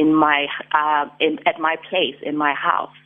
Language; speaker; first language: English; non-native, local second language; Xhosa